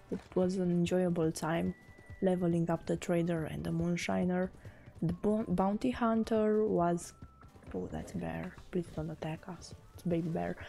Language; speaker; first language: English; non-native, fluent; Romanian